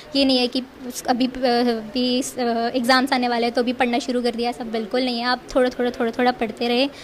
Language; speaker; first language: Hindi; native; Hindi